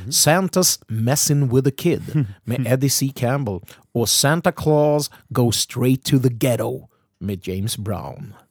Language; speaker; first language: Swedish; native; Swedish